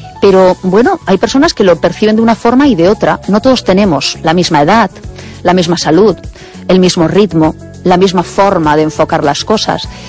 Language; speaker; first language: Spanish; native; Spanish